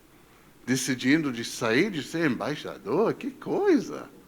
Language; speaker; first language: Portuguese; non-native, fluent; English